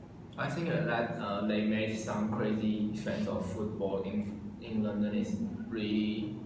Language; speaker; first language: English; non-native, learner; Chinese